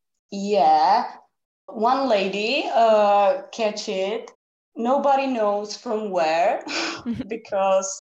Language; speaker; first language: English; non-native, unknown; Czech